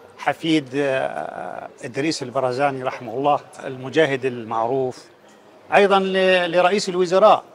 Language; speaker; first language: Arabic; native; Arabic